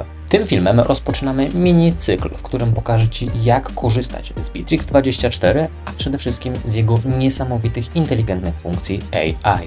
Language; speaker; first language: Polish; native; Polish